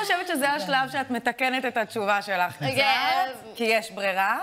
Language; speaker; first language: Hebrew; native; Hebrew